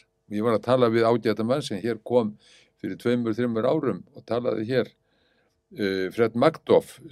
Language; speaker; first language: Icelandic; native; Icelandic